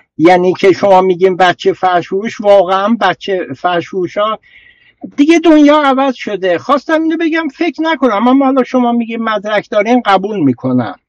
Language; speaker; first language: Persian; non-native, local second language; Azerbaijani